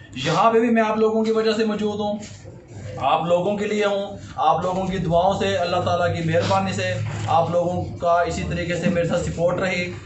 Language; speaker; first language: Urdu; non-native, local second language; Punjabi